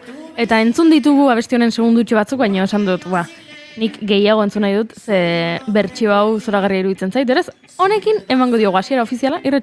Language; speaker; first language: Basque; native; Basque